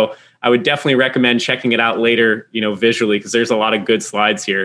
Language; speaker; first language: English; native; English